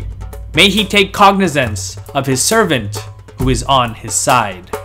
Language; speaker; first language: English; native; English